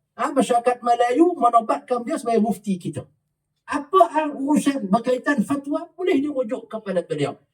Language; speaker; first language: Malay; native; Malay